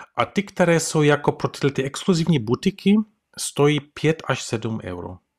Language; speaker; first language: Czech; early bilingual, heritage; Czech